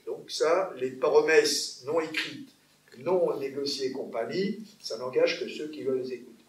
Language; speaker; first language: French; native; French